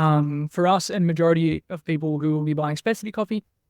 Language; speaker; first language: English; native; English